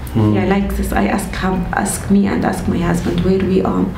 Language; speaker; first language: English; non-native, learner; Arabic